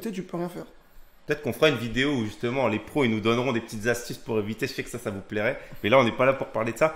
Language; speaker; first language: French; native; French